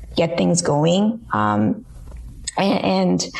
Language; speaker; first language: English; early bilingual, other home language; Korean